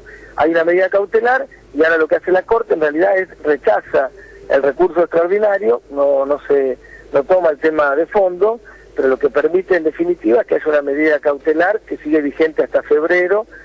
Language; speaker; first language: Spanish; native; Spanish